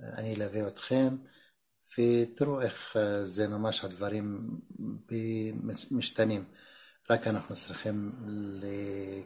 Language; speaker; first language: Hebrew; non-native, local second language; Arabic